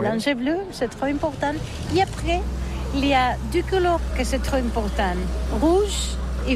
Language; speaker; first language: French; non-native, learner; Catalan